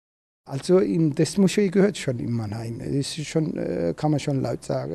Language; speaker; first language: German; non-native, learner; Turkish